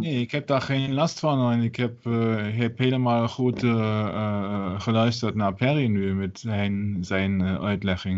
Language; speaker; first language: Dutch; non-native, learner; German